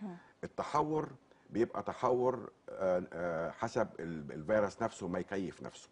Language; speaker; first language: Arabic; native; Arabic